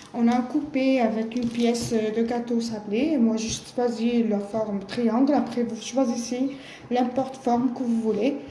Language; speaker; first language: French; non-native, local second language; Arabic